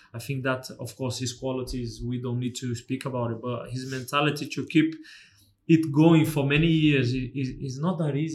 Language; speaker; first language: English; non-native, fluent; Portuguese